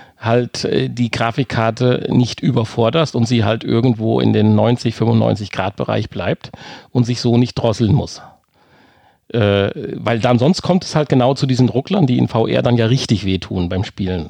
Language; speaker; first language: German; native; German